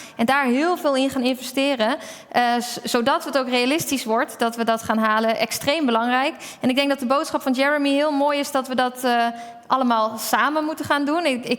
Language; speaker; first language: Dutch; native; Dutch